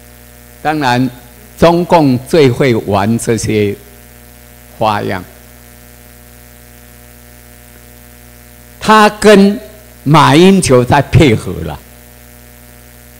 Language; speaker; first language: Chinese; non-native, local second language; Min Nan Chinese